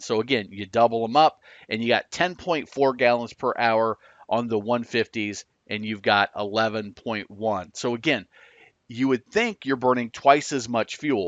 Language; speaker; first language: English; native; English